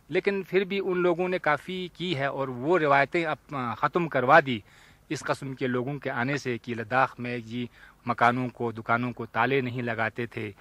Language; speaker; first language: Urdu; non-native, local second language; Ladakhi